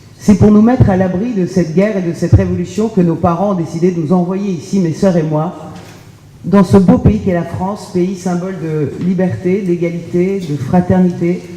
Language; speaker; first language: French; early bilingual, other home language; Persian